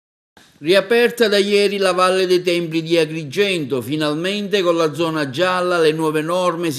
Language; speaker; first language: Italian; native; Italian